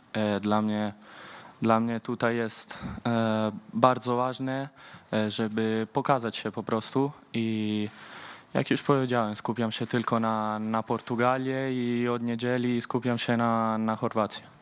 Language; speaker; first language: Polish; early bilingual, heritage; Polish